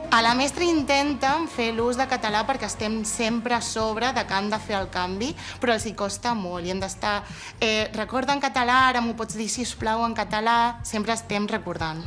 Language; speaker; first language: Catalan; non-native, local second language; Spanish